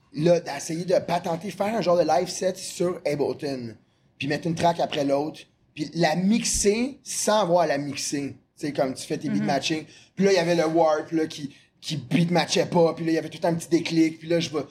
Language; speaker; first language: French; native; French